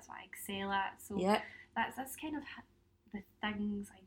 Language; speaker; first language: English; native; English